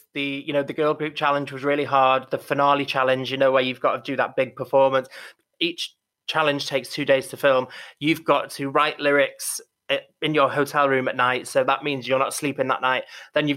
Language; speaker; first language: English; native; English